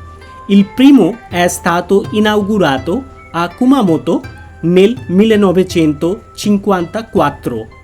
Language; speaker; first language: Italian; non-native, fluent; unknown